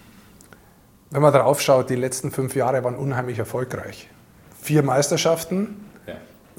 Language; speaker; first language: German; native; German